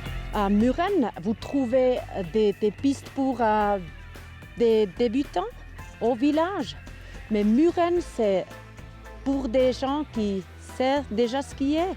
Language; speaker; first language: French; non-native, local second language; German